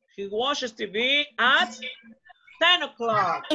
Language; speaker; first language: English; non-native, learner; Spanish